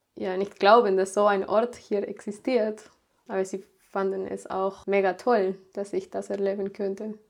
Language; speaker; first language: German; non-native, fluent; Spanish